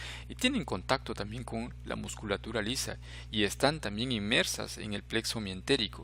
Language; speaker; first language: Spanish; native; Spanish